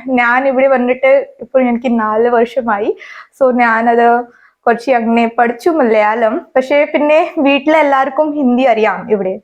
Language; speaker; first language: Malayalam; non-native, learner; Hindi